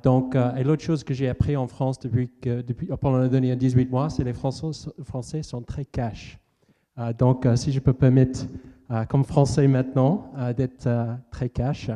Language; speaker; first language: French; non-native, fluent; English